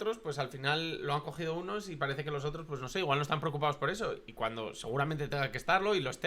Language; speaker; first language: Spanish; native; Spanish